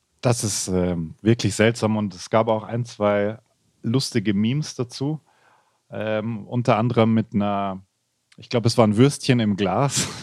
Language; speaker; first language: German; native; German